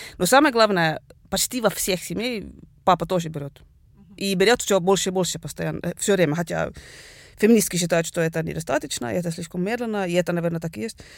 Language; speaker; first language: Russian; non-native, fluent; Swedish